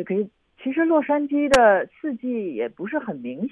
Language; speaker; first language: Chinese; native; Chinese